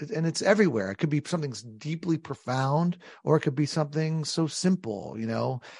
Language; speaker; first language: English; native; English